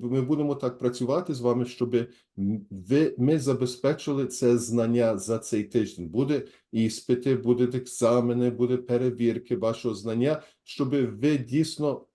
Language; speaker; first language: Ukrainian; early bilingual, heritage; Ukrainian